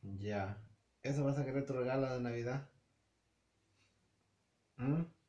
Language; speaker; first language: Spanish; native; Spanish